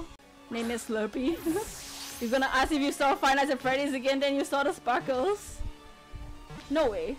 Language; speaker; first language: English; native; English